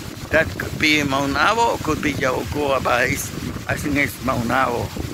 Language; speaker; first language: English; non-native, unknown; Spanish